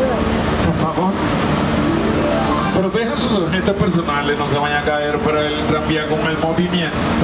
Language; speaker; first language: Spanish; native; Spanish